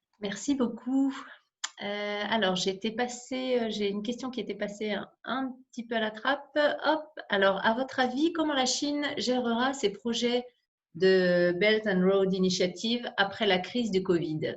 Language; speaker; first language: French; native; French